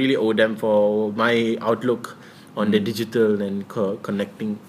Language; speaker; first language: English; non-native, local second language; Malay